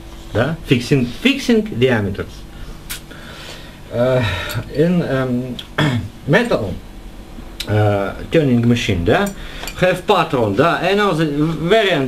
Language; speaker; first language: English; non-native, learner; Russian